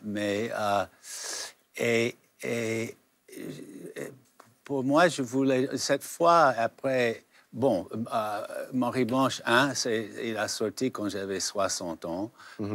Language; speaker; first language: French; non-native, fluent; English